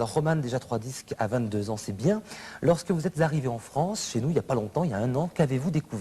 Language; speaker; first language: French; native; French